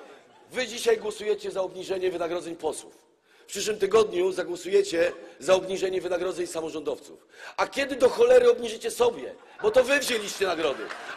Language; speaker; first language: Polish; native; Polish